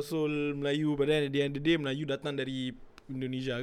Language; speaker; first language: English; non-native, local second language; Malay